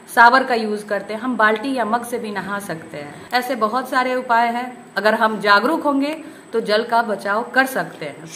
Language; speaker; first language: Hindi; native; Hindi